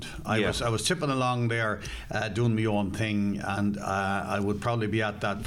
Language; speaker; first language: English; native; English